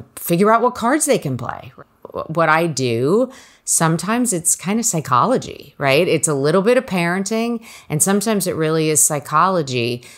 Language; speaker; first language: English; native; English